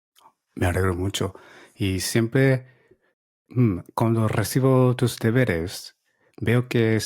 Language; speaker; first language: Spanish; non-native, learner; Japanese